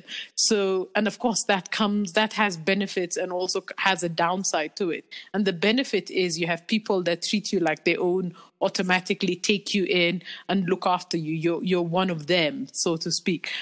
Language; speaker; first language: English; non-native, local second language; Somali